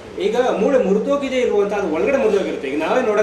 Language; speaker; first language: Kannada; native; Kannada